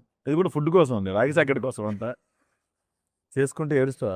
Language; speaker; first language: Telugu; native; Telugu